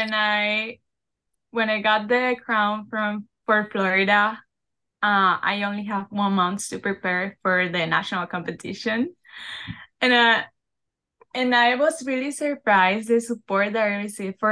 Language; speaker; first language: English; non-native, fluent; Spanish